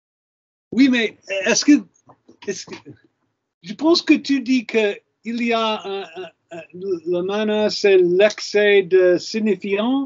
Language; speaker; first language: French; non-native, fluent; English